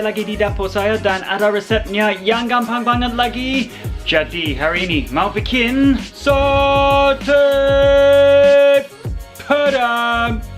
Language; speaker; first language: Indonesian; non-native, fluent; English